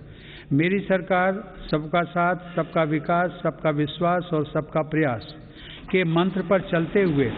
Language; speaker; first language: Hindi; native; Hindi